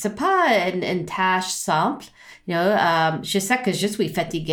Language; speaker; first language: French; non-native, learner; English